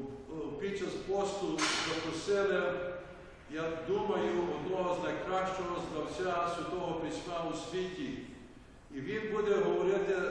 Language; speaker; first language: Ukrainian; early bilingual, heritage; Ukrainian